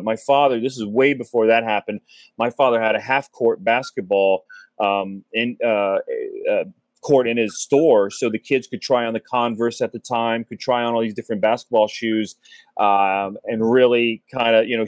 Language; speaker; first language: English; native; English